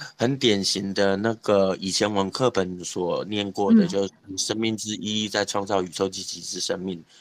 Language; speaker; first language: Chinese; native; Chinese